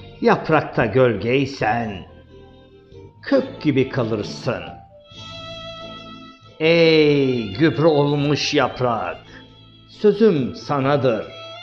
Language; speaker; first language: Turkish; native; Turkish